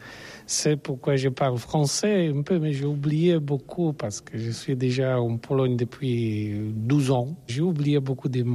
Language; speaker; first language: French; non-native, learner; Polish